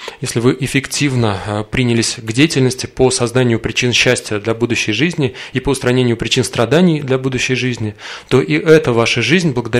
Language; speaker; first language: Russian; native; Russian